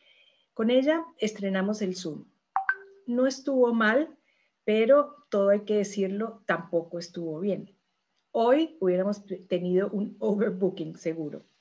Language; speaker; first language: Spanish; native; Spanish